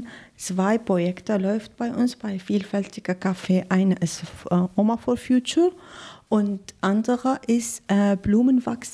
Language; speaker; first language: German; non-native, learner; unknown